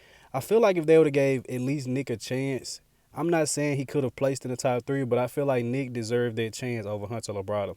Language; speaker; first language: English; native; English